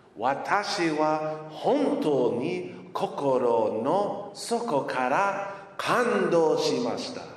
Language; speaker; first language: Japanese; non-native, learner; English